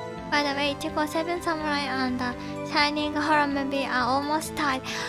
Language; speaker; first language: English; non-native, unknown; Japanese